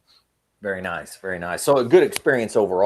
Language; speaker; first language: English; native; English